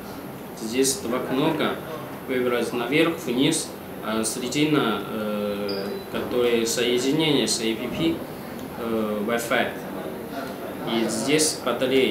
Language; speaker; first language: Russian; non-native, learner; Chinese